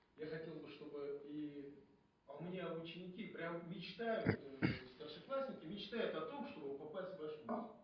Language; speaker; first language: Russian; non-native, local second language; Kazakh